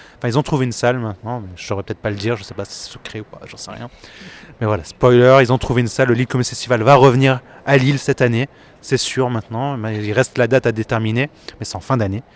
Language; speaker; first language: French; native; French